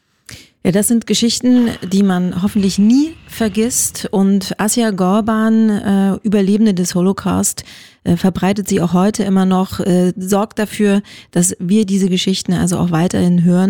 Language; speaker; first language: German; native; German